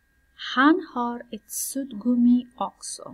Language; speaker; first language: Swedish; non-native, fluent; Pashto